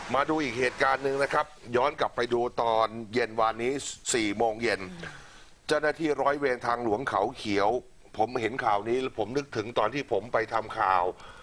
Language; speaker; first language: Thai; native; Thai